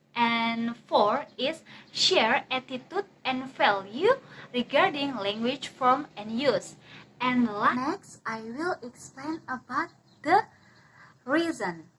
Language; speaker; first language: English; non-native, learner; Indonesian